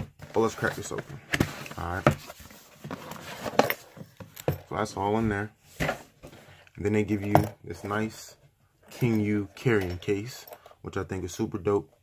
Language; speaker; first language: English; native; English